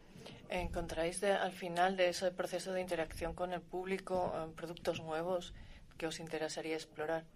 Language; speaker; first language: Spanish; native; Spanish